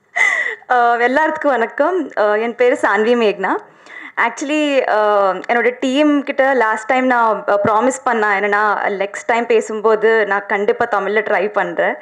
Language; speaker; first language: Tamil; non-native, learner; Telugu